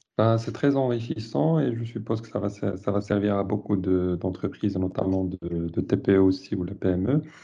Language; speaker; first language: French; non-native, local second language; Arabic